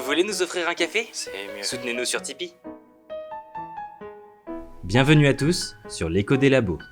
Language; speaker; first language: French; native; French